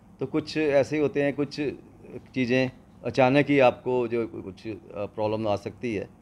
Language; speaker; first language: Hindi; non-native, local second language; Punjabi